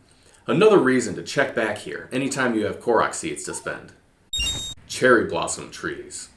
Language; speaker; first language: English; native; English